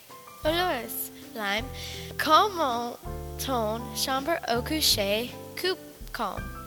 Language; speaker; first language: French; non-native, learner; English